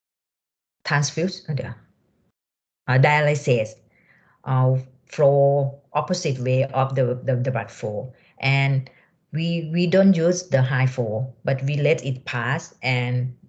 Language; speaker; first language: English; non-native, fluent; Thai